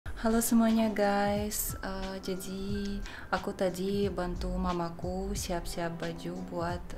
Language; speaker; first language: Indonesian; non-native, fluent; Russian